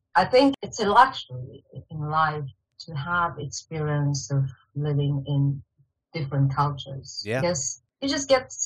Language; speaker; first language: English; non-native, fluent; Chinese